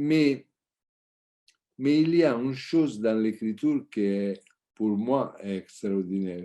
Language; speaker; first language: French; non-native, learner; Italian